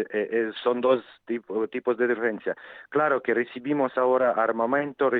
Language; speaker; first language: Spanish; non-native, fluent; Ukrainian